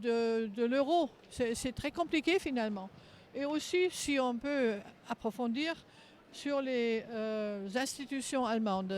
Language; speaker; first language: French; non-native, fluent; German